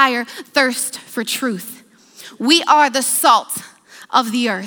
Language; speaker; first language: English; native; English